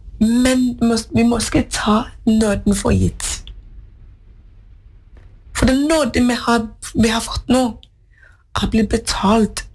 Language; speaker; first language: Norwegian; non-native, fluent; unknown